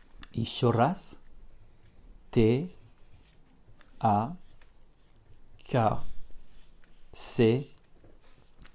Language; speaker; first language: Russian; non-native, fluent; French